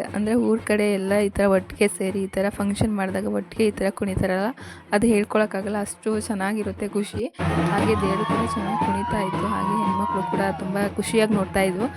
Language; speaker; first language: Kannada; non-native, local second language; Lambadi